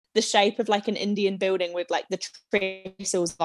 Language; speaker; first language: English; native; English